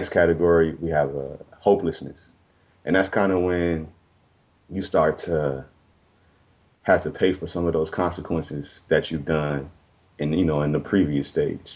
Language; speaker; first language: English; native; English